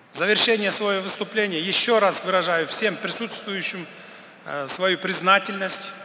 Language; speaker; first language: Russian; non-native, local second language; Kyrgyz